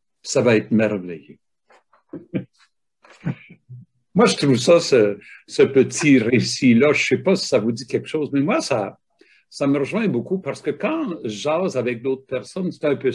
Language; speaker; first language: French; native; French